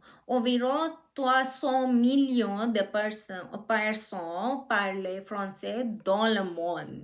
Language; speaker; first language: French; non-native, learner; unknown